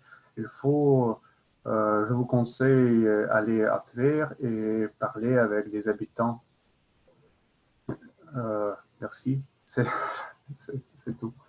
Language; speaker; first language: French; non-native, learner; Russian